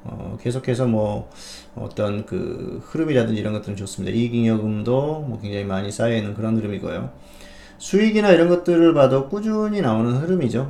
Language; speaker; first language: Korean; native; Korean